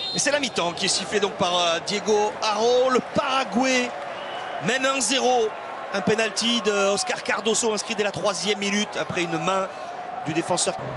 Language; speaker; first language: French; native; French